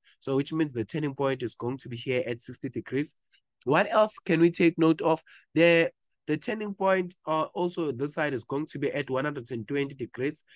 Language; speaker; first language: English; non-native, local second language; Zulu